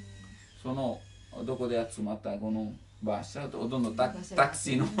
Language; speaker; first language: Japanese; non-native, learner; Italian